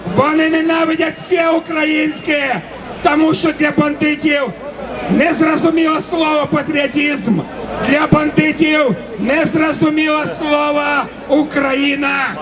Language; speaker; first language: Ukrainian; native; Ukrainian